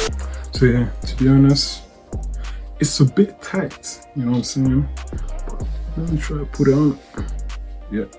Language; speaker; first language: English; native; English